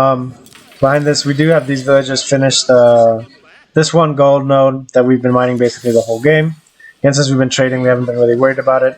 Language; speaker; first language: English; native; English